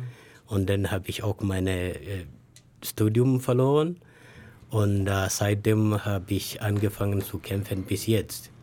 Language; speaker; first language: German; non-native, learner; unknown